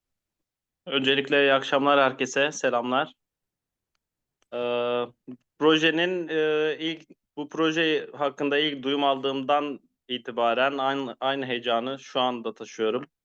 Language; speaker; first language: Turkish; native; Turkish